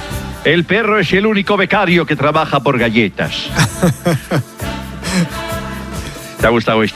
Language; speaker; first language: Spanish; native; Spanish